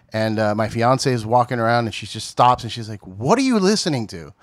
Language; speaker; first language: English; native; English